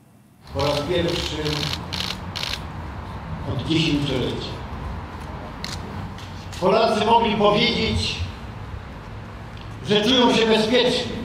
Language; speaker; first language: Polish; native; Polish